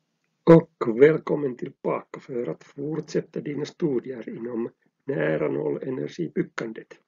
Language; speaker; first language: Swedish; non-native, local second language; Finnish